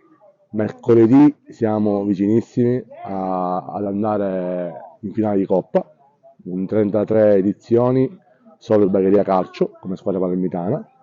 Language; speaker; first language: Italian; native; Italian